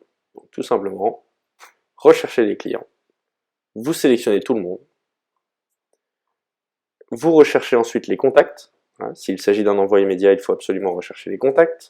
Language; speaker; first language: French; native; French